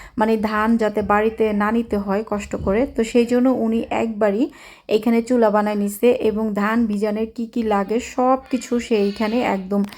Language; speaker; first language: Bangla; native; Bangla